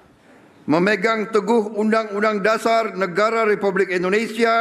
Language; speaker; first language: Indonesian; native; Indonesian